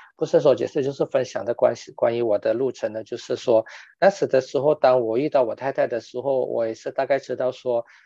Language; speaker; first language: Chinese; non-native, local second language; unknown